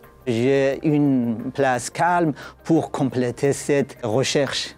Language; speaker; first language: French; non-native, learner; Persian